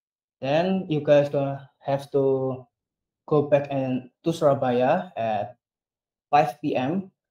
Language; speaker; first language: English; non-native, learner; Indonesian